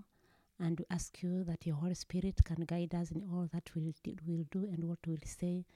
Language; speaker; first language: English; non-native, local second language; Kinyarwanda